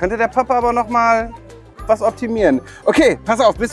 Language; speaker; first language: German; native; German